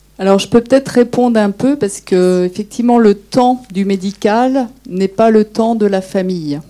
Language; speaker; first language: French; native; French